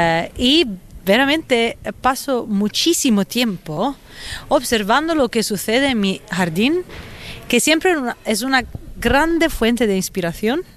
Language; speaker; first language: Spanish; non-native, fluent; Italian